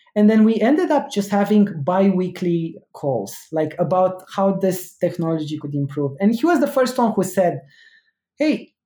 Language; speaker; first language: English; non-native, fluent; Romanian